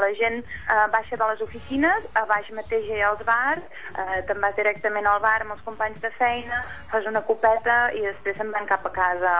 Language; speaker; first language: Catalan; native; Catalan